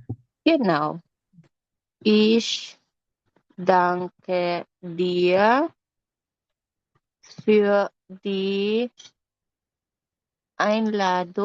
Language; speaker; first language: German; non-native, fluent; Filipino